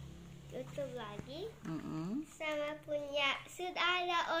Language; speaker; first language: Indonesian; early bilingual, heritage; English